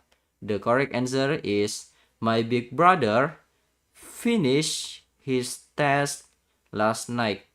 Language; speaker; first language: English; non-native, learner; Indonesian